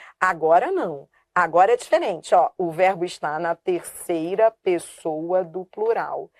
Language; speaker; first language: Portuguese; native; Portuguese